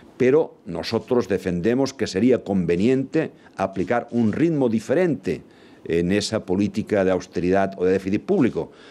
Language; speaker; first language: Spanish; non-native, local second language; Catalan